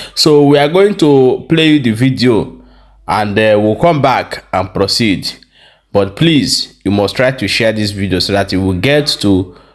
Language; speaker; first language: Nigerian Pidgin; non-native, local second language; Igbo